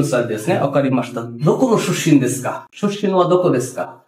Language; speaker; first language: Japanese; non-native, fluent; Bangla